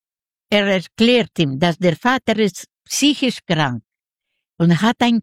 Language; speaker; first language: German; non-native, learner; Yiddish